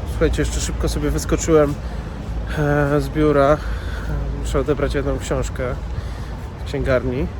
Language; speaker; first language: Polish; native; Polish